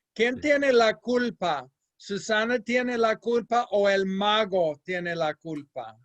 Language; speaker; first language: Spanish; non-native, fluent; English